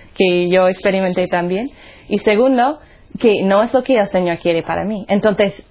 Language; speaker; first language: Spanish; non-native, fluent; English